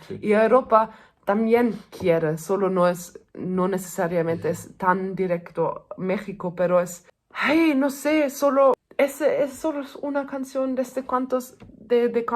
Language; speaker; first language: Spanish; non-native, fluent; German